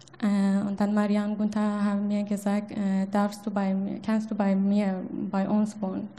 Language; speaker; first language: German; non-native, learner; Persian